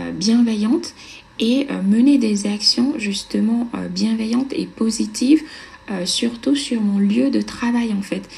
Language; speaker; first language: French; non-native, fluent; Italian